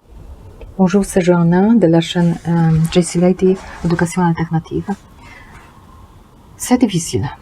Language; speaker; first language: French; non-native, learner; Polish